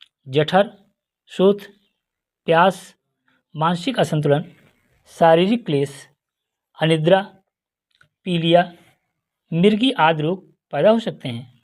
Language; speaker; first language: Hindi; native; Hindi